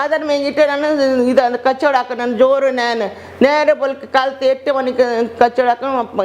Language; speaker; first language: Malayalam; non-native, learner; Hindi